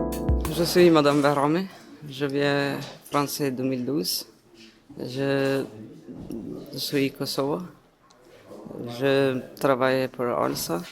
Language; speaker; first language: French; non-native, learner; Albanian